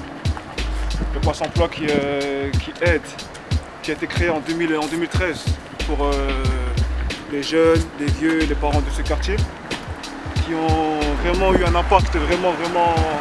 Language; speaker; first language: French; native; French